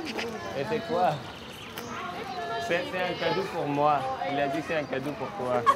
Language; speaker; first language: French; non-native, learner; Persian